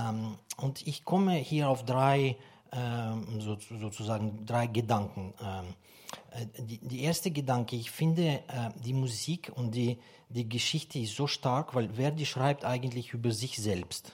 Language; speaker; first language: German; non-native, fluent; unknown